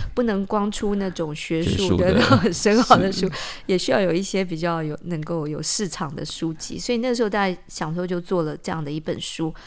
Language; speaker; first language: Chinese; native; Chinese